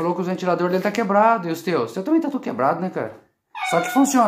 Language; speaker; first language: Portuguese; native; Portuguese